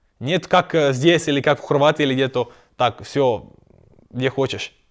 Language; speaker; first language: Russian; non-native, learner; Croatian